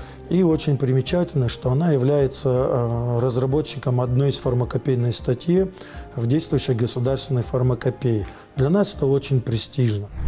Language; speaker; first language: Russian; native; Russian